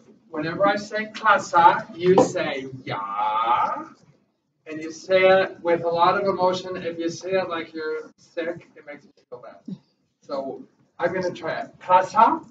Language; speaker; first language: English; native; English